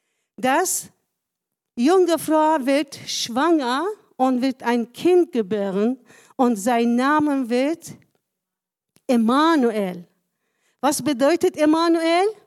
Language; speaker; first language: German; non-native, fluent; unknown